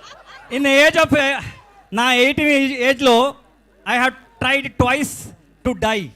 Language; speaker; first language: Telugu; non-native, learner; Kannada